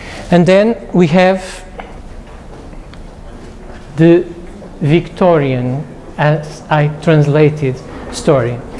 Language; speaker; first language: English; non-native, fluent; Portuguese